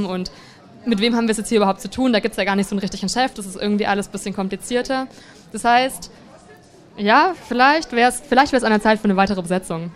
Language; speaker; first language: German; native; German